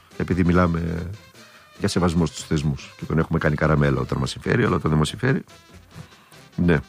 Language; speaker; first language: Greek; native; Greek